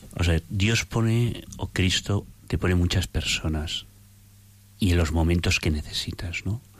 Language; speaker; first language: Spanish; native; Spanish